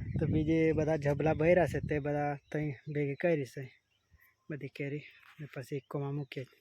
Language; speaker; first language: Gujarati; non-native, local second language; Vasavi